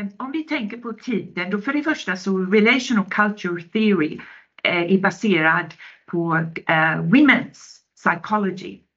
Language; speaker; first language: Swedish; non-native, local second language; Finnish